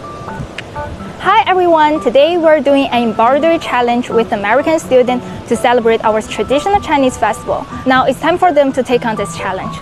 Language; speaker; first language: English; non-native, fluent; Chinese